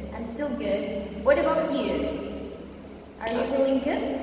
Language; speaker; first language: English; non-native, fluent; Indonesian